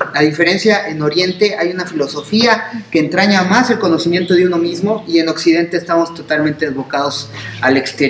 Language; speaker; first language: Spanish; native; Spanish